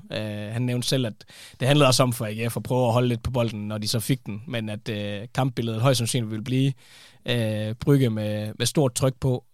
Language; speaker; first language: Danish; native; Danish